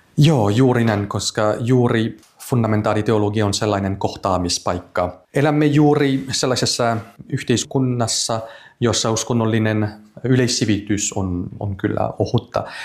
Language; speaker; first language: Finnish; non-native, fluent; French